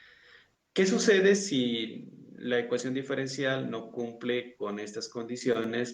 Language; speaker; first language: Spanish; native; Spanish